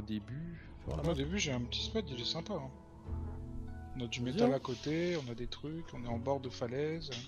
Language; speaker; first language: French; native; French